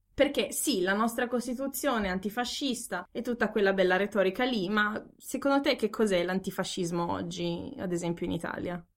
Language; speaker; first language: Italian; native; Italian